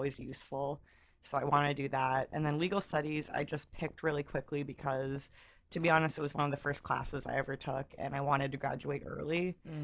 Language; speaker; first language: English; native; English